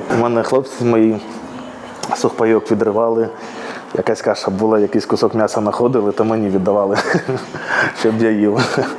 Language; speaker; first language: Ukrainian; native; Ukrainian